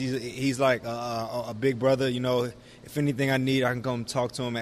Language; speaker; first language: English; native; English